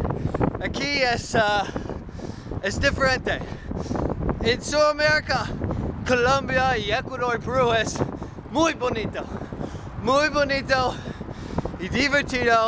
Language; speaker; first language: Spanish; non-native, learner; English